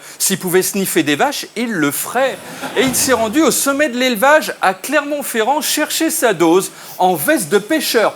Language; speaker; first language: French; native; French